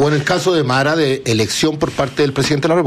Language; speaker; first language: Spanish; native; Spanish